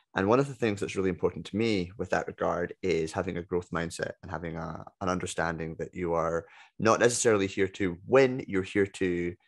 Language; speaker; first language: English; native; English